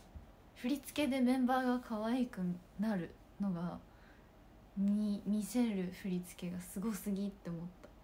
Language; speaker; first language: Japanese; native; Japanese